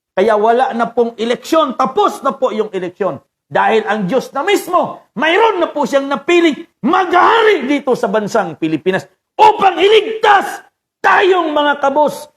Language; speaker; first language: Filipino; non-native, local second language; Cebuano